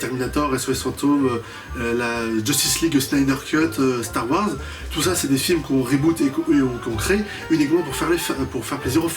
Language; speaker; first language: French; native; French